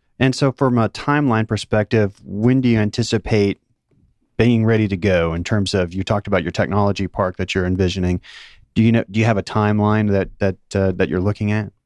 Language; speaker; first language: English; native; English